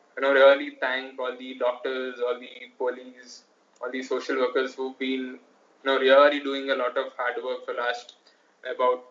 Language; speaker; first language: English; non-native, local second language; Telugu